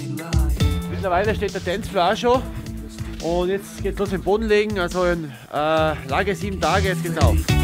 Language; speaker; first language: German; native; German